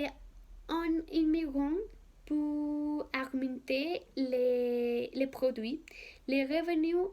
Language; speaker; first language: French; non-native, learner; Spanish